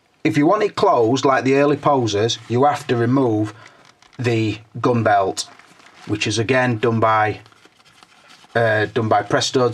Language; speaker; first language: English; native; English